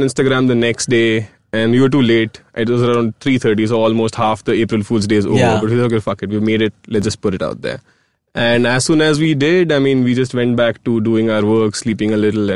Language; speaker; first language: English; non-native, local second language; Gujarati